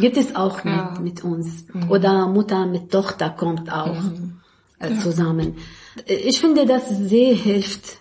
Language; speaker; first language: German; non-native, learner; Arabic